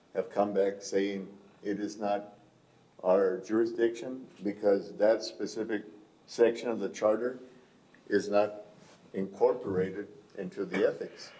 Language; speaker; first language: English; early bilingual, other home language; Spanish